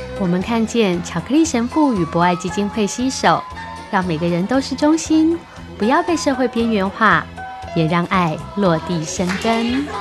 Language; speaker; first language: Chinese; native; Chinese